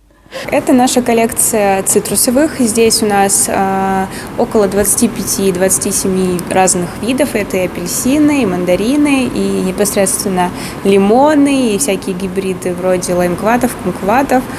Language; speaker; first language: Russian; native; Russian